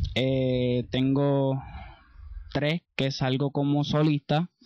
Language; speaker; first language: Spanish; native; Spanish